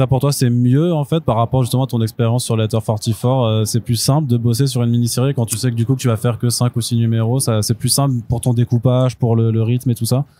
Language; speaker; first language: French; native; French